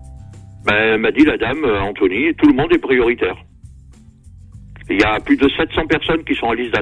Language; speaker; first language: French; native; French